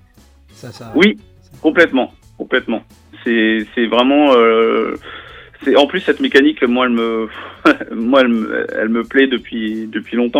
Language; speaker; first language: French; native; French